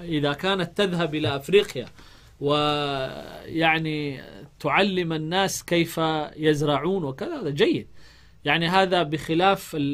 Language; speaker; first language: Arabic; non-native, fluent; Amharic